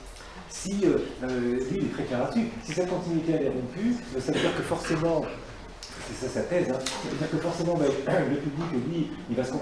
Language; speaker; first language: French; native; French